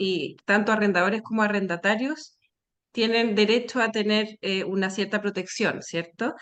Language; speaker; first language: Spanish; native; Spanish